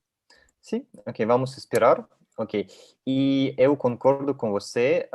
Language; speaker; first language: Portuguese; non-native, learner; Russian